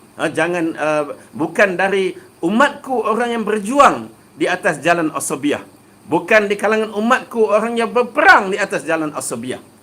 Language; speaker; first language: Malay; native; Malay